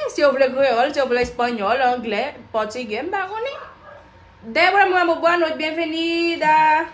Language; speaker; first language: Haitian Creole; non-native, fluent; Portuguese